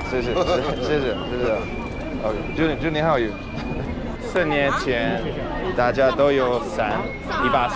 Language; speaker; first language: Chinese; non-native, fluent; English